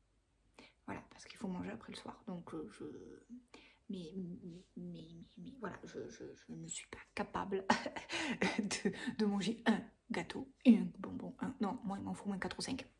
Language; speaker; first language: French; native; French